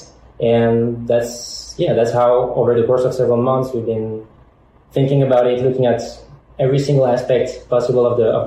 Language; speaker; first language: English; non-native, fluent; French